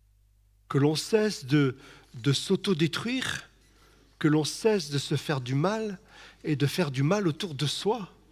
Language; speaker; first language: French; native; French